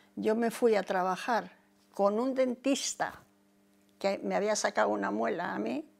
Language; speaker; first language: Spanish; native; Spanish